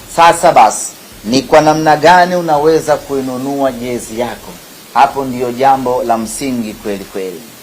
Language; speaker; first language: Swahili; native; Swahili